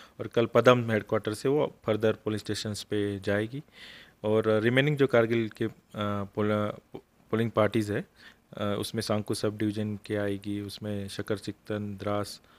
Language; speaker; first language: Hindi; non-native, local second language; Marathi